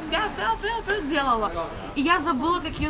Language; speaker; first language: Russian; native; Russian